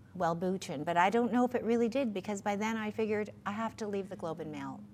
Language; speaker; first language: English; native; English